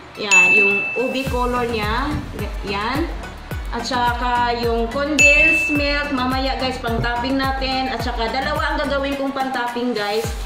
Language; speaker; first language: Filipino; non-native, local second language; Cebuano